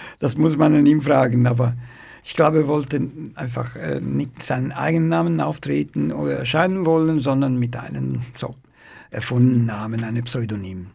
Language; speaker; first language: German; non-native, fluent; Italian